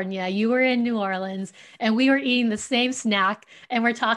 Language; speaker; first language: English; early bilingual, other home language; Vietnamese